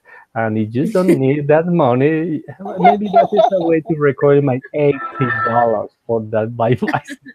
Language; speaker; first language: English; non-native, learner; Spanish